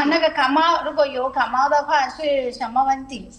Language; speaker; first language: Chinese; non-native, fluent; Telugu